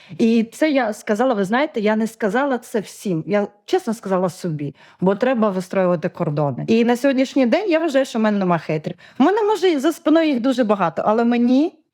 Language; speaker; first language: Ukrainian; non-native, local second language; Russian